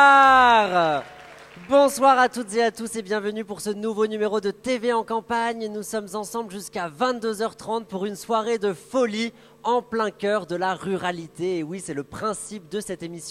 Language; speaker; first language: French; native; French